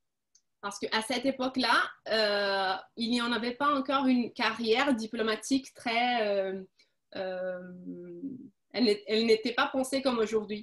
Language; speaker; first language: French; non-native, fluent; Portuguese